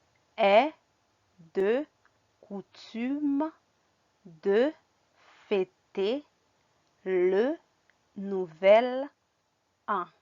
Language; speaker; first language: French; non-native, fluent; Spanish